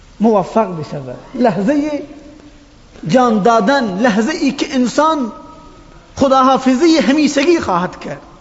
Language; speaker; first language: Persian; non-native, local second language; Baluchi